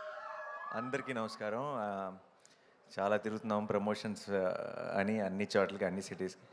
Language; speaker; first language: Telugu; native; Telugu